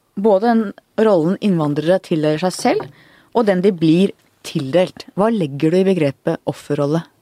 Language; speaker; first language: Norwegian; native; Norwegian